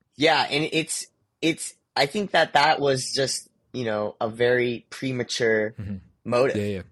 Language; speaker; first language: English; early bilingual, other home language; Hindi